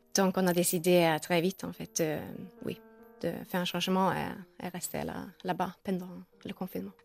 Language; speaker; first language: French; native; French